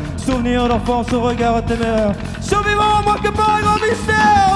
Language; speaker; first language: French; native; French